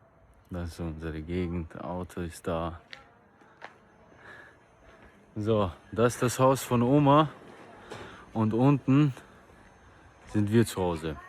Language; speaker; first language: German; early bilingual, other home language; Bosnian